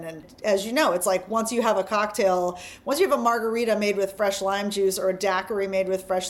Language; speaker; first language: English; native; English